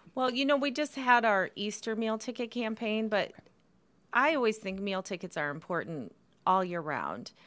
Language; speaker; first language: English; native; English